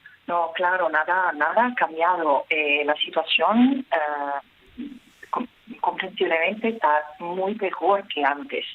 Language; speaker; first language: Spanish; non-native, fluent; Italian